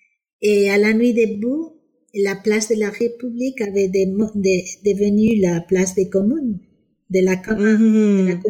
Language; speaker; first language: French; non-native, fluent; Spanish